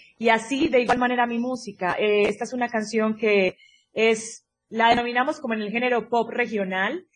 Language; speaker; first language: Spanish; native; Spanish